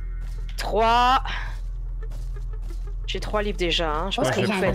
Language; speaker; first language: French; native; French